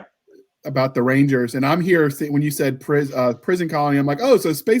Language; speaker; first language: English; native; English